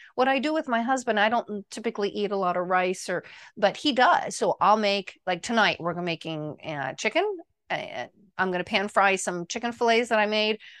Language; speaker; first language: English; early bilingual, other home language; Italian